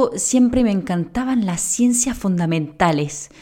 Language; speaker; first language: Spanish; non-native, fluent; French